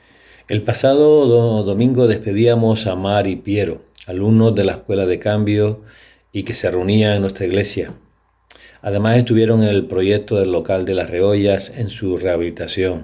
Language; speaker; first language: Spanish; native; Spanish